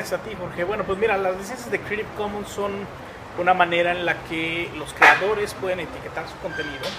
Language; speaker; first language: Spanish; native; Spanish